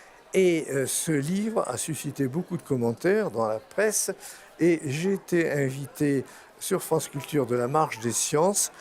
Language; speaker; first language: French; native; French